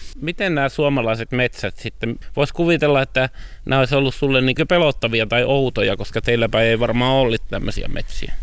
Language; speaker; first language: Finnish; native; Finnish